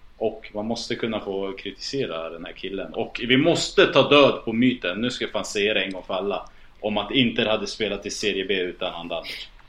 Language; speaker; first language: Swedish; early bilingual, other home language; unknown